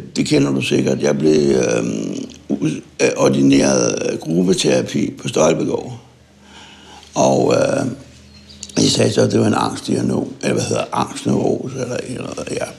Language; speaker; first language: Danish; native; Danish